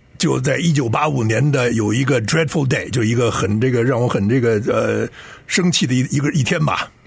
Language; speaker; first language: Chinese; native; Chinese